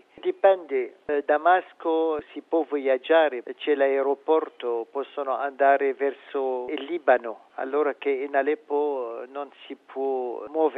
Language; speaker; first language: Italian; non-native, fluent; Arabic